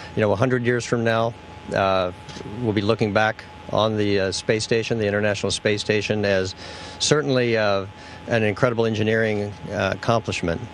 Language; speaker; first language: English; native; English